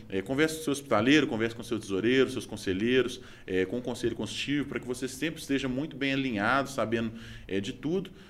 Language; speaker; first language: Portuguese; native; Portuguese